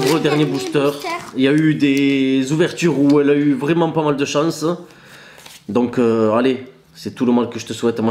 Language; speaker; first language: French; native; French